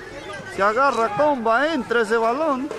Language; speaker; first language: Spanish; native; Spanish